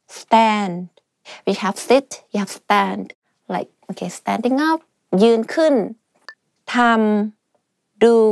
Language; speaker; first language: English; non-native, fluent; Thai